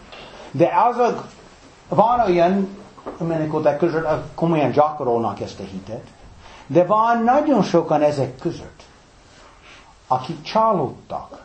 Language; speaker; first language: Hungarian; non-native, fluent; English